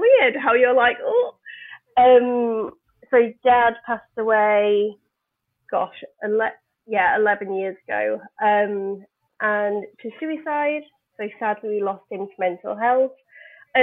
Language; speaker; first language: English; native; English